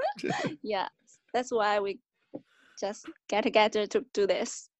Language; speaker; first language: English; non-native, fluent; Chinese